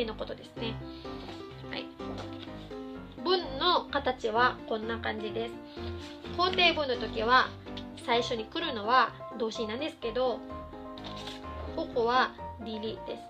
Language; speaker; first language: Japanese; non-native, fluent; Cebuano